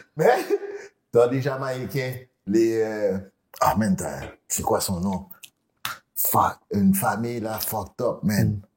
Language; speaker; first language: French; early bilingual, other home language; Haitian Creole